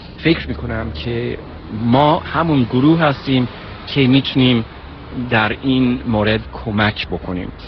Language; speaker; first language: Persian; non-native, fluent; English